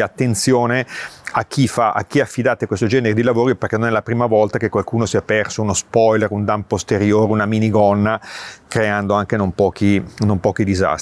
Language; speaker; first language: Italian; native; Italian